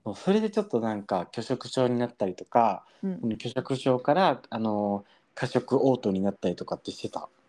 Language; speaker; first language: Japanese; early bilingual, heritage; Japanese